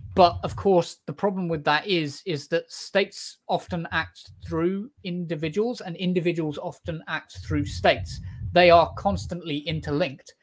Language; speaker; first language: English; native; English